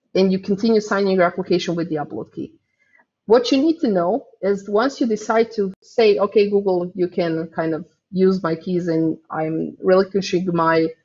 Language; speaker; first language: English; non-native, fluent; Croatian